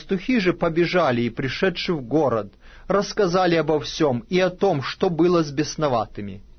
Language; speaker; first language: Russian; native; Russian